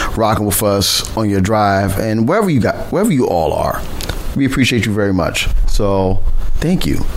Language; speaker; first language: English; native; English